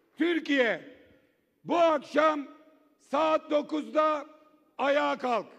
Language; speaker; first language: Turkish; native; Turkish